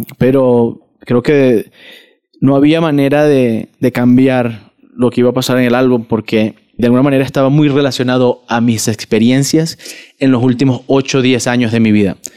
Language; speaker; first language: Spanish; native; Spanish